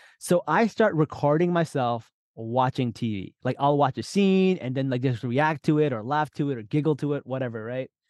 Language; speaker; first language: English; early bilingual, other home language; Urdu